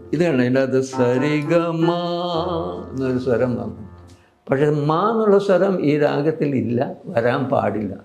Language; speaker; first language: Malayalam; native; Malayalam